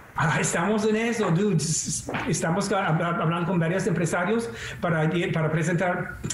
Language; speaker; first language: Spanish; non-native, fluent; English